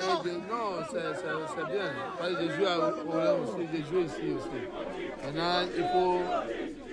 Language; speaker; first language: French; non-native, learner; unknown